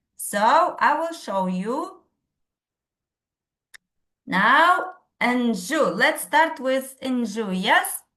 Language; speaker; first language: English; non-native, fluent; Kazakh